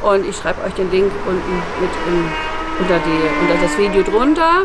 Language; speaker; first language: German; native; German